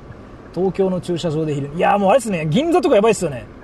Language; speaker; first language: Japanese; native; Japanese